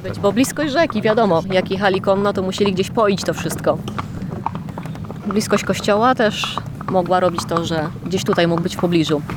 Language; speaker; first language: Polish; native; Polish